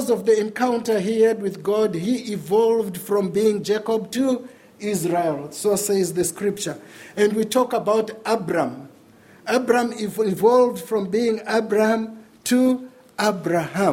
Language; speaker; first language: English; non-native, local second language; Shona